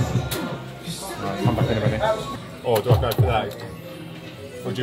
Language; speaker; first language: English; native; English